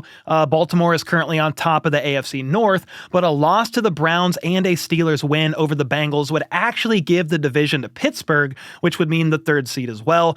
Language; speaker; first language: English; native; English